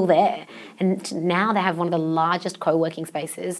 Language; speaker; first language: English; non-native, local second language; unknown